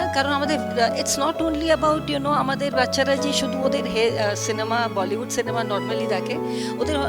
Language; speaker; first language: Bangla; native; Bangla